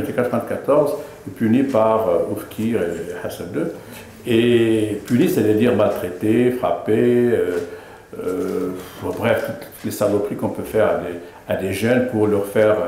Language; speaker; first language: French; non-native, local second language; Arabic